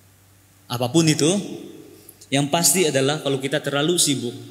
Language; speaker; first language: Malay; native; Malay